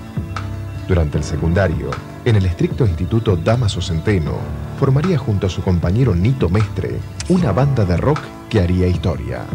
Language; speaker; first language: Spanish; native; Spanish